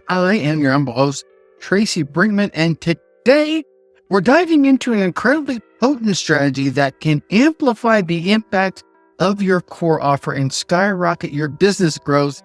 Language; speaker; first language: English; native; English